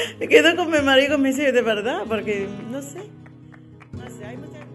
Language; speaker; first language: Spanish; non-native, learner; Arabic